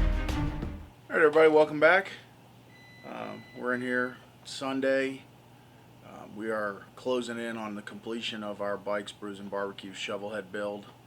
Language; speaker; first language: English; native; English